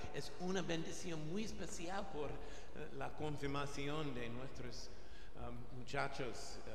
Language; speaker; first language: Spanish; non-native, fluent; English